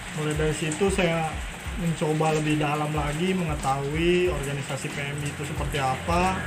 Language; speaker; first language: Indonesian; native; Indonesian